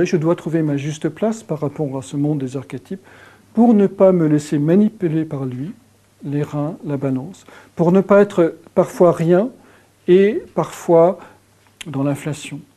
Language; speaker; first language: French; native; French